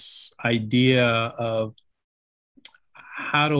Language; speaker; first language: English; native; English